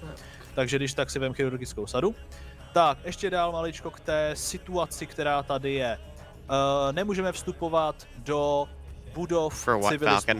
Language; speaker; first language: Czech; native; Czech